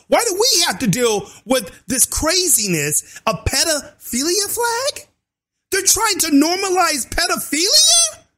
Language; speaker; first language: English; native; English